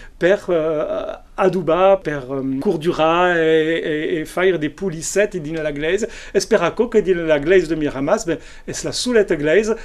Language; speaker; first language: Occitan; non-native, local second language; French